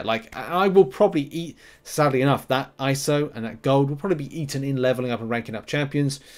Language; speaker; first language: English; native; English